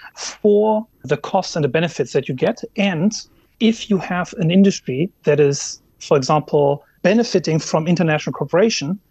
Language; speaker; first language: English; non-native, fluent; German